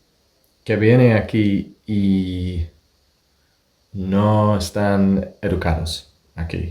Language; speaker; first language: Spanish; non-native, fluent; English